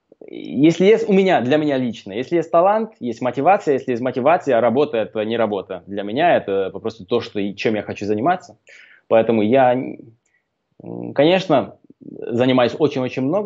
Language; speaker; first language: Russian; non-native, fluent; Slovak